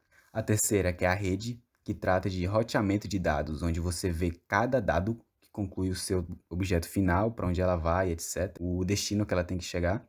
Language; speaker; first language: Portuguese; native; Portuguese